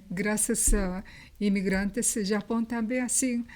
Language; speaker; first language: Portuguese; non-native, learner; Japanese